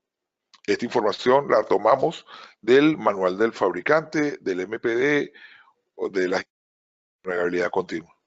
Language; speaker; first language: Spanish; native; Spanish